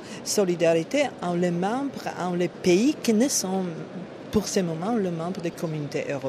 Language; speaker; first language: French; non-native, fluent; Polish